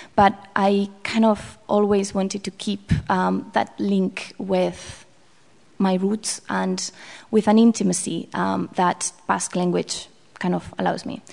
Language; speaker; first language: English; non-native, fluent; Basque